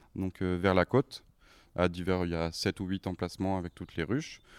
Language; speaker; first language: French; native; French